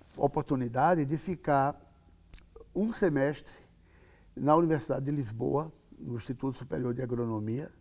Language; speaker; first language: Portuguese; native; Portuguese